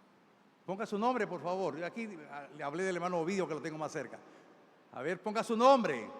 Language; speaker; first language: Spanish; native; Spanish